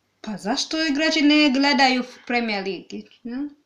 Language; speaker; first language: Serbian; non-native, learner; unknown